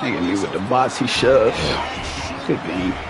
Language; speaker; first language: English; native; English